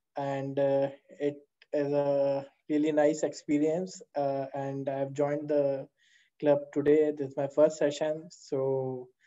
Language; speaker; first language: English; non-native, local second language; Hindi